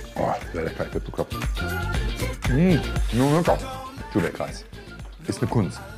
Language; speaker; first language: German; native; German